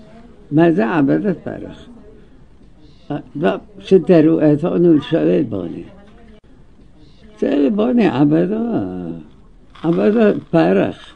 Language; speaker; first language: Hebrew; non-native, fluent; Arabic